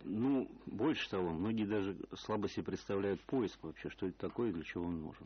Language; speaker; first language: Russian; native; Russian